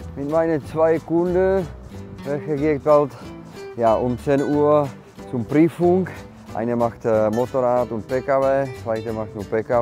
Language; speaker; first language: German; non-native, learner; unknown